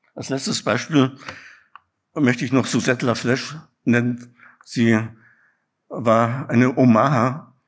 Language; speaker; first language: German; native; German